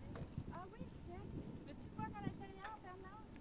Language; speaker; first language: French; native; French